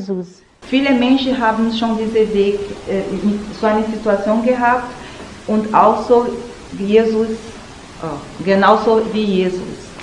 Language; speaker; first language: German; non-native, learner; Portuguese